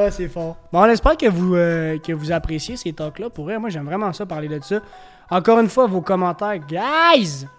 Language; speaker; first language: French; native; French